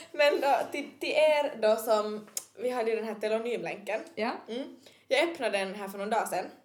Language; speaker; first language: Swedish; native; Swedish